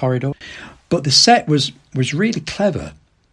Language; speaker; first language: English; native; English